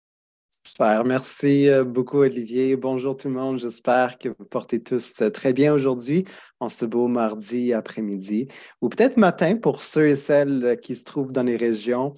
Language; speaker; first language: French; native; French